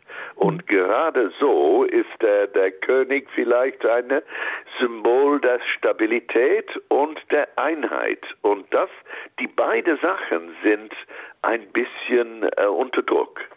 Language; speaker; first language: German; non-native, fluent; English